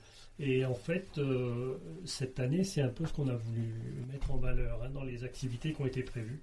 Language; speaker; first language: French; native; French